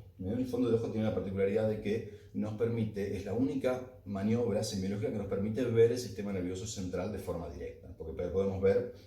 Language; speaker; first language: Spanish; native; Spanish